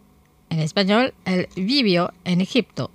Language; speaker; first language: Spanish; non-native, fluent; Indonesian